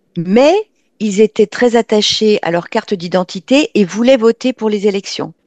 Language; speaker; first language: French; native; French